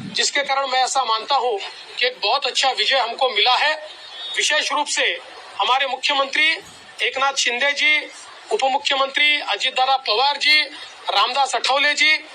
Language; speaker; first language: Hindi; non-native, local second language; Marathi